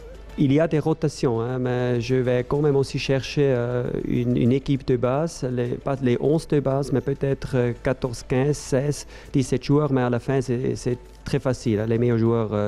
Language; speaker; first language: French; non-native, fluent; German